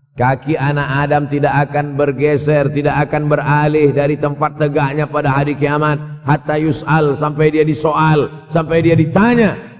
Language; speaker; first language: Malay; native; Malay